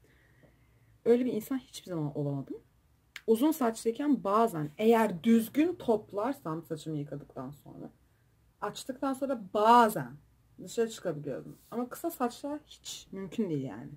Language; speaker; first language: Turkish; native; Turkish